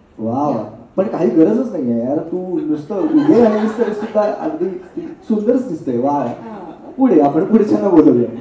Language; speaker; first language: Marathi; native; Marathi